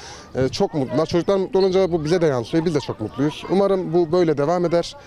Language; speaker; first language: Turkish; native; Turkish